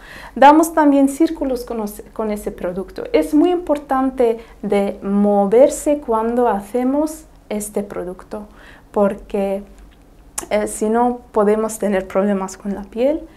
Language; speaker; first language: Spanish; non-native, fluent; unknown